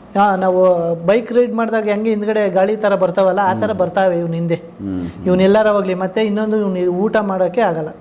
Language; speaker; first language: Kannada; native; Kannada